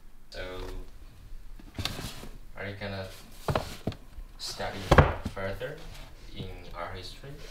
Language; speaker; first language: English; non-native, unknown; Chinese